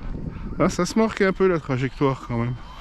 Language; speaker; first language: French; native; French